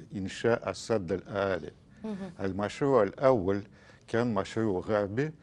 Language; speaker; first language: Arabic; non-native, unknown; Russian